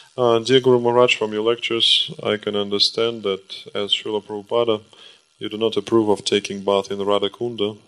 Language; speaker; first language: English; non-native, fluent; Russian